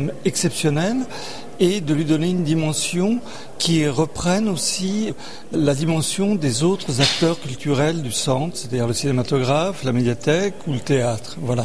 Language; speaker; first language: French; native; French